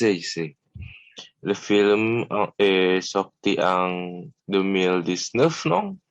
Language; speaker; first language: French; non-native, learner; Indonesian